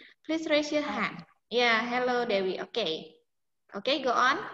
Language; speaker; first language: English; non-native, fluent; Indonesian